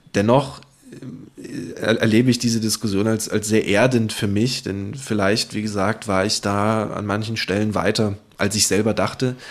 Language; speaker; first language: German; native; German